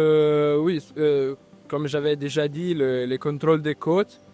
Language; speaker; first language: French; non-native, fluent; Italian